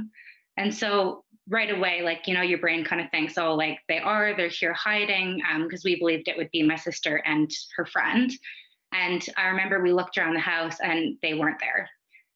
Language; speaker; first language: English; native; English